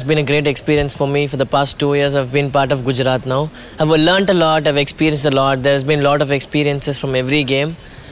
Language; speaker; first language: English; non-native, local second language; Tamil